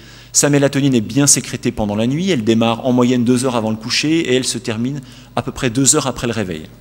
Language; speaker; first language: French; native; French